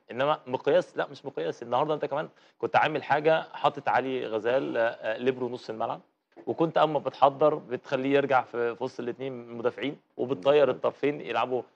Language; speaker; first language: Arabic; native; Arabic